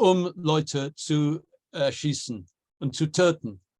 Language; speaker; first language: German; non-native, fluent; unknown